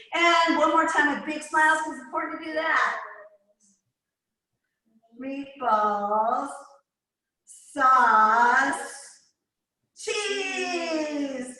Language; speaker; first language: English; native; English